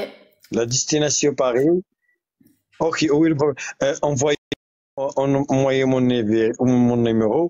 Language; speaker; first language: French; non-native, learner; Arabic